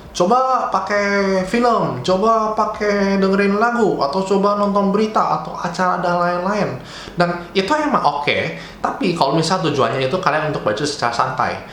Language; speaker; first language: Indonesian; native; Indonesian